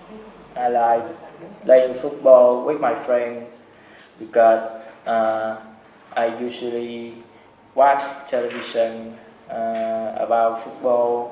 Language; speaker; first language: English; non-native, learner; Vietnamese